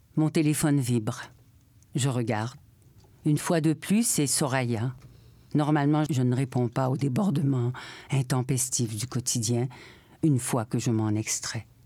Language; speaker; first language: French; native; French